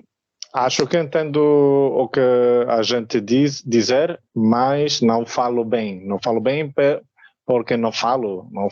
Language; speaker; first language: Portuguese; non-native, learner; Spanish